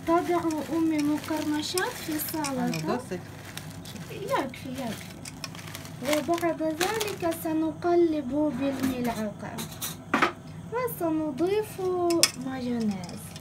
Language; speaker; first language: Arabic; non-native, fluent; Ukrainian